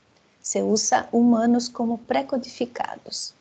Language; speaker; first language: Spanish; non-native, fluent; Portuguese